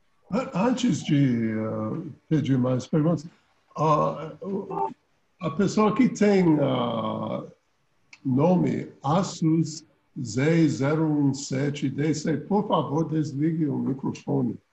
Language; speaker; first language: Portuguese; non-native, fluent; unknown